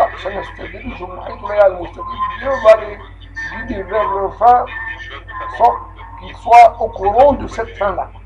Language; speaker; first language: French; non-native, local second language; Arabic